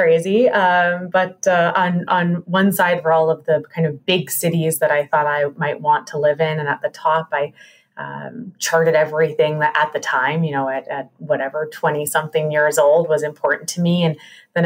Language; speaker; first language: English; native; English